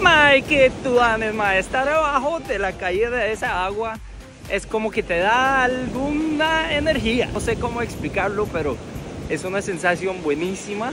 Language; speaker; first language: Spanish; non-native, fluent; English